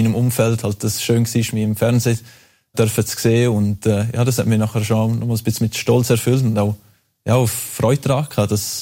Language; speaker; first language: German; native; German